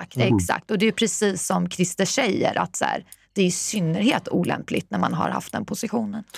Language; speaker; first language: Swedish; early bilingual, other home language; Persian